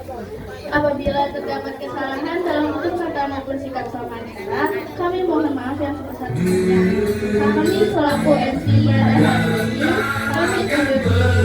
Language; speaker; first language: Indonesian; native; Indonesian